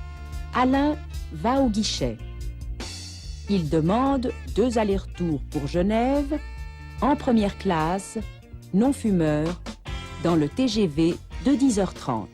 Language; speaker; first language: French; native; French